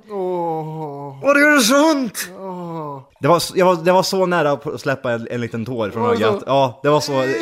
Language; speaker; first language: Swedish; native; Swedish